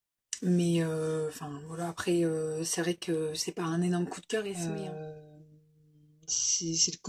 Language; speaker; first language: French; native; French